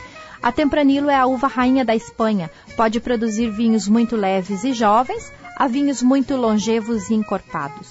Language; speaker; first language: Portuguese; native; Portuguese